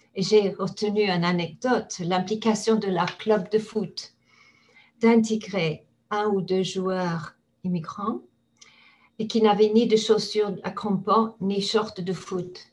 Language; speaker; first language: French; non-native, fluent; English